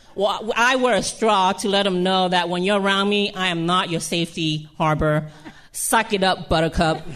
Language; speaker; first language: English; early bilingual, other home language; Lao